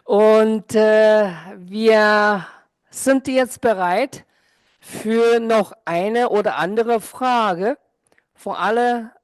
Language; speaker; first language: German; non-native, fluent; Chinese